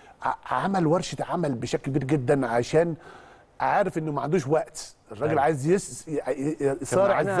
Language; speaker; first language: Arabic; native; Arabic